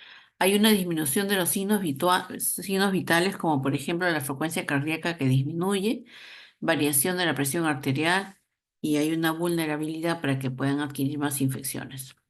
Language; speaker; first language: Spanish; native; Spanish